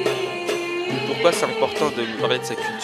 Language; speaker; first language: French; native; French